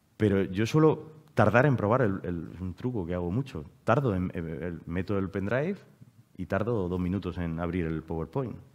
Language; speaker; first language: Spanish; native; Spanish